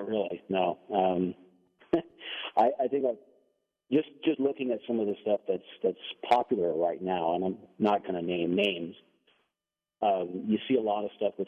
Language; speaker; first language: English; non-native, fluent; Danish